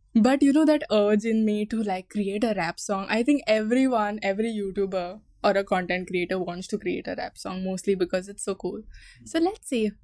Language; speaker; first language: English; non-native, local second language; Konkani